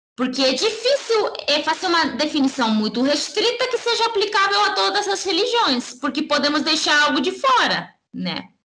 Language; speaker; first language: Portuguese; early bilingual, heritage; Spanish